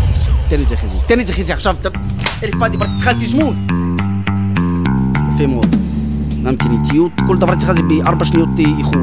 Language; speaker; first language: Hebrew; native; Hebrew